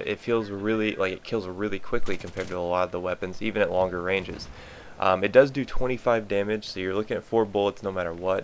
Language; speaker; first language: English; native; English